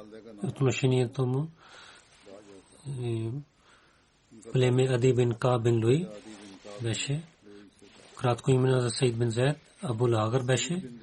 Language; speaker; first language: Bulgarian; non-native, learner; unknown